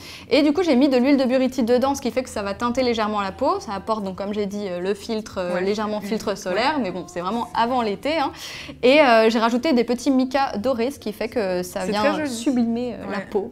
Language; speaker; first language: French; native; French